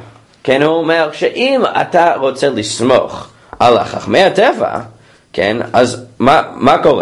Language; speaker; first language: Hebrew; non-native, fluent; English